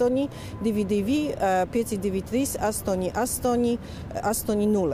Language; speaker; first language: Latvian; non-native, fluent; Polish